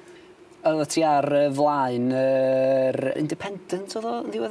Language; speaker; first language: Welsh; native; Welsh